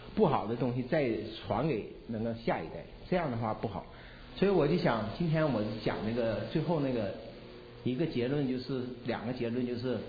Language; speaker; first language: Chinese; native; Chinese